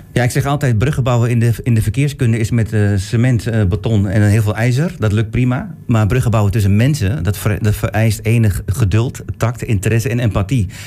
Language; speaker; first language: Dutch; early bilingual, other home language; Turkish